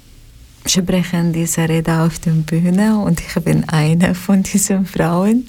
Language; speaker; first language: German; non-native, learner; Arabic